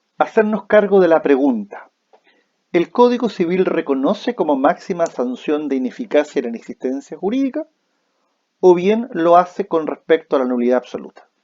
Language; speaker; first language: Spanish; native; Spanish